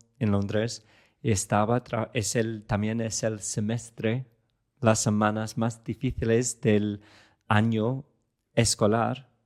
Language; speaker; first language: Spanish; non-native, fluent; English